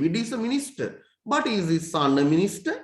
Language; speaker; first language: English; non-native, local second language; Sinhala